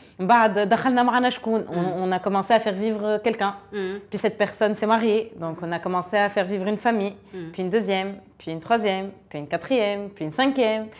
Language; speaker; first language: French; non-native, local second language; Arabic